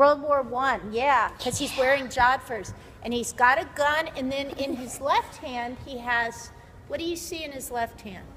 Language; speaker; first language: English; native; English